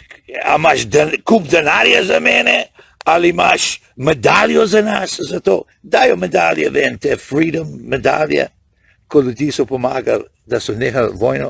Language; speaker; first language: Slovenian; early bilingual, heritage; Slovenian